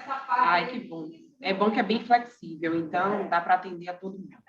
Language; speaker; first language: Portuguese; native; Portuguese